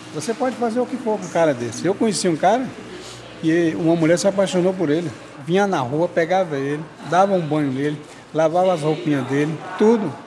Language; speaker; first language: Portuguese; native; Portuguese